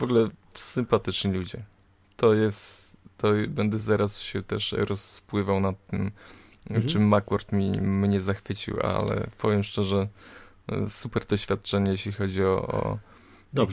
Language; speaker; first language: Polish; native; Polish